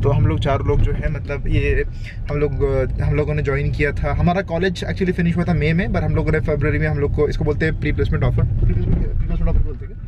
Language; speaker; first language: Hindi; native; Hindi